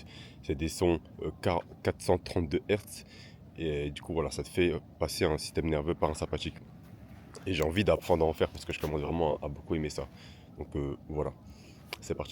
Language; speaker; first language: French; native; French